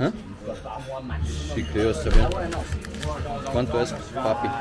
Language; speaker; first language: Spanish; non-native, learner; German